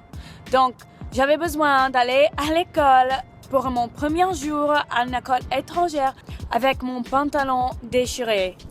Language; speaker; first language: French; non-native, fluent; English